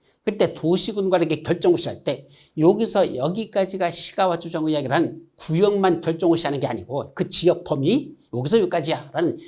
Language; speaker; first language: Korean; native; Korean